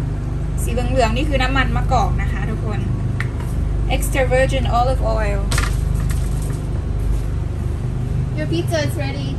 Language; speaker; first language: Thai; native; Thai